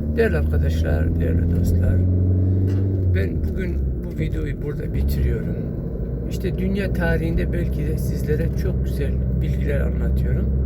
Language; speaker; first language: Turkish; non-native, local second language; Kurdish